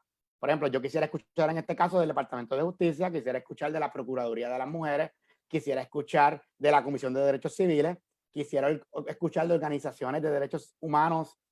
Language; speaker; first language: Spanish; native; Spanish